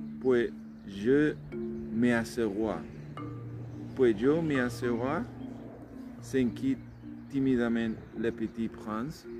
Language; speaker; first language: French; non-native, learner; Spanish